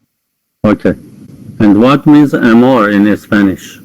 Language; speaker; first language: English; non-native, fluent; Persian